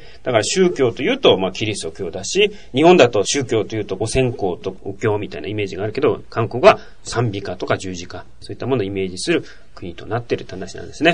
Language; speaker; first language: Japanese; native; Japanese